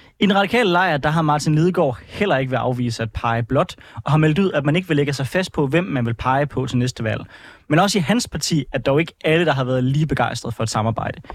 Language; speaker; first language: Danish; native; Danish